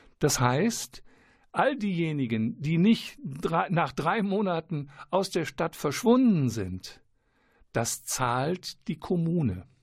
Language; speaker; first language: German; native; German